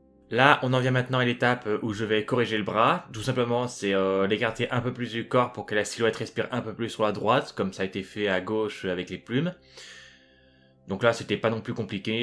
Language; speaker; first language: French; native; French